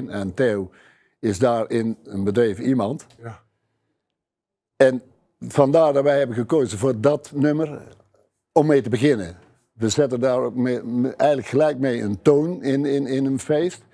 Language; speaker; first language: Dutch; native; Dutch